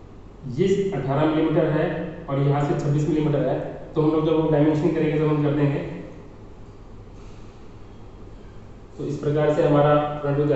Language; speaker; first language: Hindi; native; Hindi